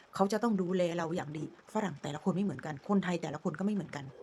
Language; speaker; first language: Thai; native; Thai